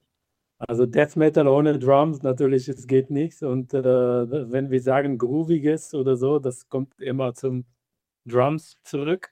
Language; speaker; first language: German; non-native, fluent; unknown